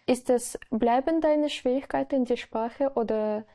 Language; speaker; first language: German; non-native, learner; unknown